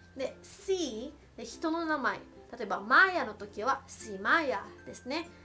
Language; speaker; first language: Japanese; non-native, fluent; Filipino